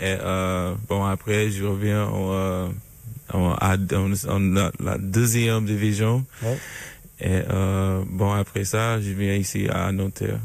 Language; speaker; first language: French; non-native, learner; English